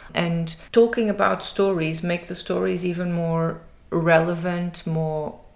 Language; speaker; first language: English; non-native, fluent; Portuguese